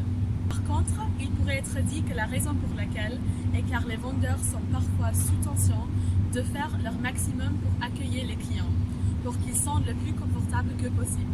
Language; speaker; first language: French; non-native, fluent; English